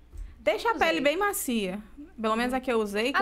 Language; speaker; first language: Portuguese; native; Portuguese